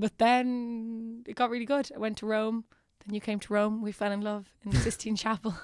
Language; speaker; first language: English; non-native, fluent; Italian